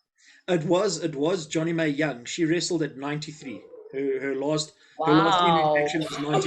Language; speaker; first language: English; native; English